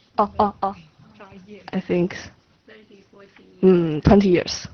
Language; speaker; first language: English; non-native, learner; Chinese